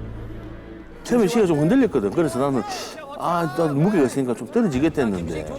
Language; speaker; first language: Korean; native; Korean